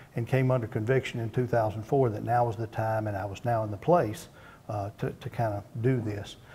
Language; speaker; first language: English; native; English